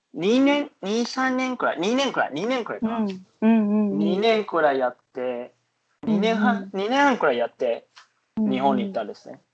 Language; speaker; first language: Japanese; non-native, fluent; Chinese